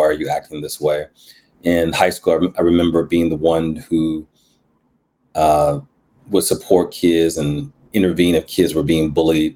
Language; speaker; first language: English; native; English